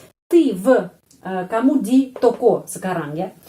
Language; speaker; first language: Indonesian; non-native, fluent; Russian